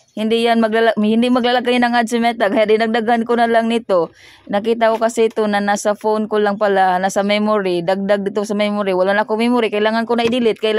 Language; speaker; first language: Filipino; non-native, local second language; Cebuano